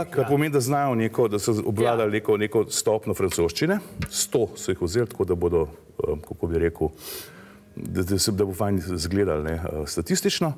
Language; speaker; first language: Slovenian; native; Slovenian